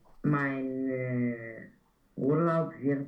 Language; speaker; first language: German; non-native, learner; Romanian